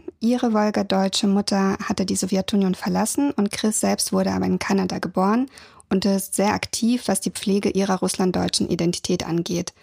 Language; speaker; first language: German; early bilingual, other home language; Russian